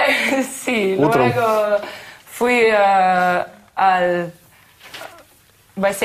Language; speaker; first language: Spanish; non-native, learner; Russian